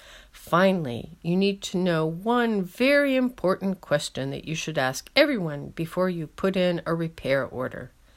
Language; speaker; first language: English; native; English